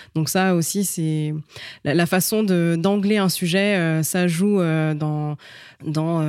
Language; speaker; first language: French; native; French